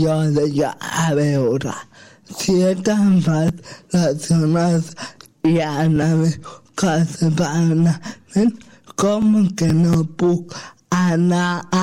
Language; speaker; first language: Catalan; non-native, local second language; Spanish